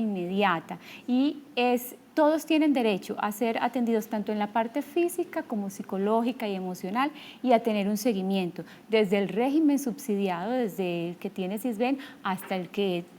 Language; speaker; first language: Spanish; native; Spanish